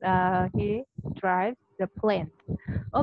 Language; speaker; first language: English; non-native, fluent; Vietnamese